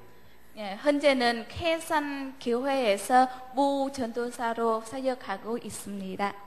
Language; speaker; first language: Korean; non-native, learner; Vietnamese